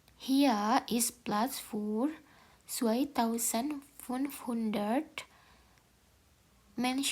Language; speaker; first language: German; non-native, learner; Indonesian